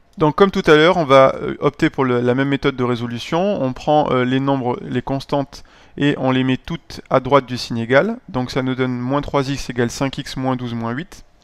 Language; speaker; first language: French; native; French